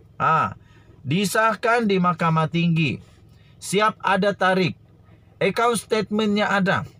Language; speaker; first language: Malay; native; Malay